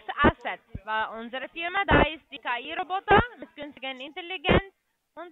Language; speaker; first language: German; non-native, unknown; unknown